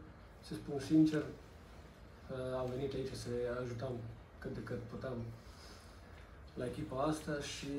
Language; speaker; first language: Romanian; non-native, learner; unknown